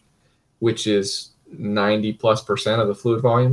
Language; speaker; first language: English; native; English